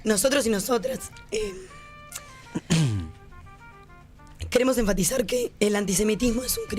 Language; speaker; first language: Spanish; native; Spanish